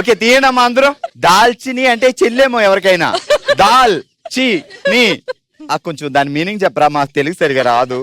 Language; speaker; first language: Telugu; native; Telugu